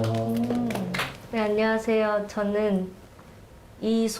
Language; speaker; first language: Korean; early bilingual, heritage; Korean